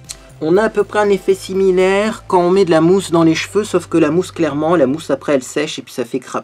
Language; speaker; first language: French; native; French